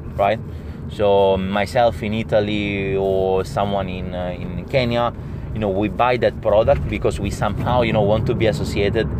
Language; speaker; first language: English; non-native, fluent; Italian